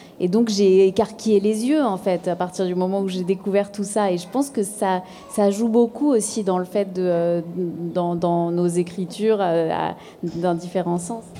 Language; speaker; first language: French; native; French